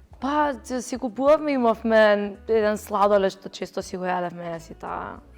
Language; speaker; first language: Macedonian; native; Macedonian